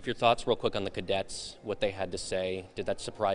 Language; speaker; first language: English; native; English